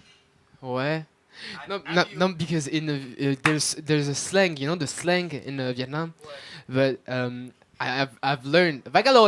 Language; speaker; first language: English; non-native, fluent; French